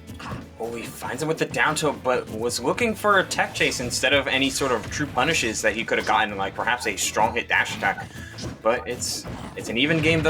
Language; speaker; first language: English; native; English